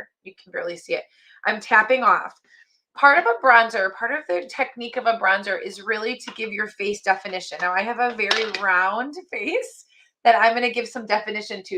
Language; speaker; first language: English; native; English